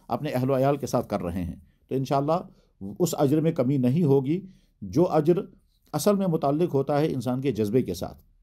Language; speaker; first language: Urdu; non-native, local second language; Kashmiri